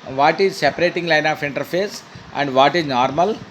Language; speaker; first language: English; non-native, local second language; Telugu